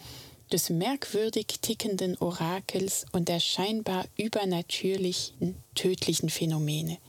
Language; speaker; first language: German; native; German